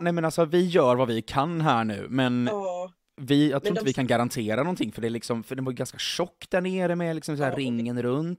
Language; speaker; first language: Swedish; native; Swedish